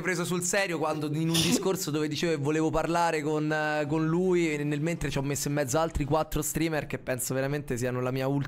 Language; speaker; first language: Italian; native; Italian